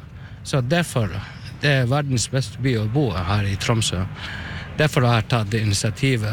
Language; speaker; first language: Norwegian; non-native, learner; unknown